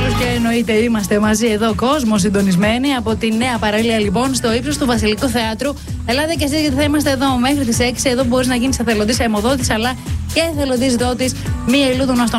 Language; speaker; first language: Greek; native; Greek